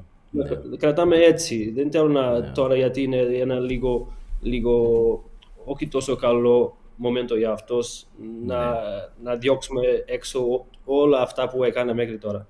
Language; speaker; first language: Greek; non-native, learner; Portuguese